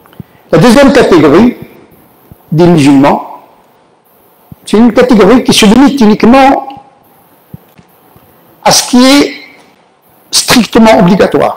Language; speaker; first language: French; native; French